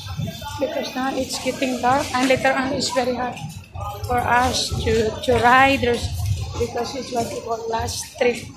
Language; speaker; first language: English; non-native, local second language; Cebuano